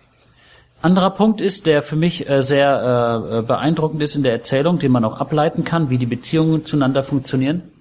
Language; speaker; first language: German; native; German